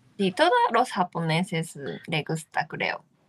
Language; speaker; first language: Spanish; non-native, learner; Japanese